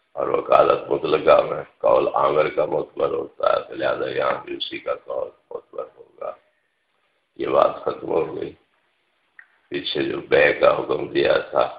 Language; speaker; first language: Urdu; non-native, local second language; Punjabi